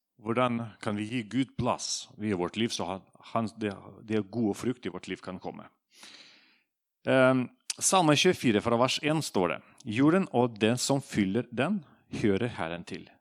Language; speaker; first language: Norwegian; non-native, fluent; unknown